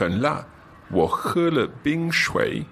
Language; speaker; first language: Chinese; non-native, learner; English